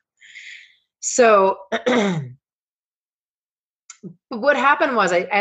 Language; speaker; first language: English; native; English